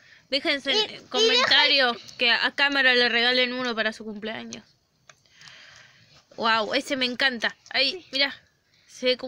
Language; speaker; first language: Spanish; native; Spanish